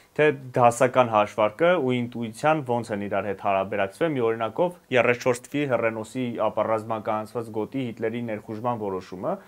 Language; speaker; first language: Armenian; native; Armenian